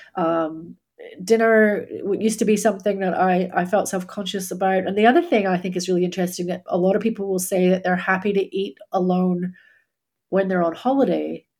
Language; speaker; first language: English; native; English